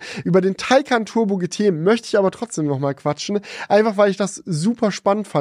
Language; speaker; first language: German; native; German